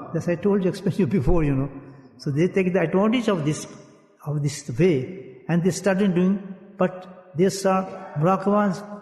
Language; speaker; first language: English; non-native, local second language; Urdu